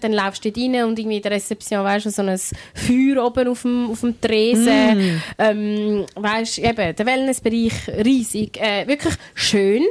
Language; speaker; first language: German; native; German